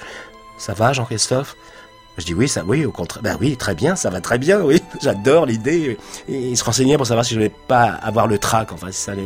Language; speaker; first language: French; native; French